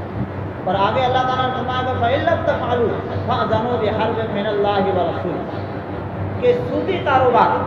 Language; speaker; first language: Urdu; native; Urdu